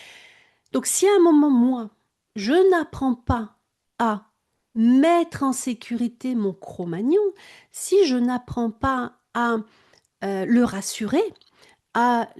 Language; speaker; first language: French; native; French